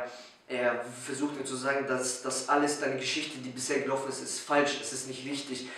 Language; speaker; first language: German; early bilingual, other home language; Polish